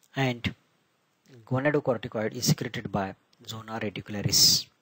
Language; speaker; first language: English; non-native, local second language; Marathi